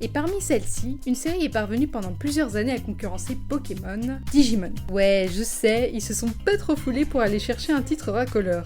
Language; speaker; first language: French; native; French